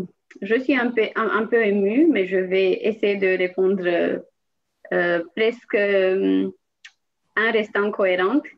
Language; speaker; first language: French; non-native, fluent; Romanian